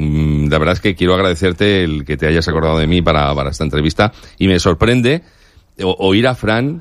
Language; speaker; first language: Spanish; native; Spanish